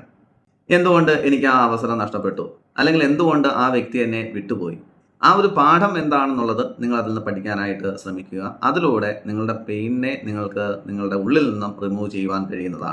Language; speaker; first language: Malayalam; native; Malayalam